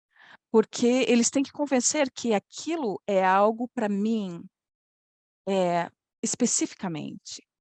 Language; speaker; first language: Portuguese; non-native, fluent; Polish